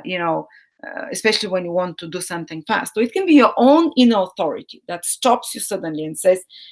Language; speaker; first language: English; non-native, fluent; Bulgarian